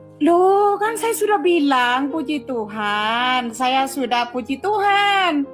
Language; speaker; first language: Indonesian; non-native, local second language; Madurese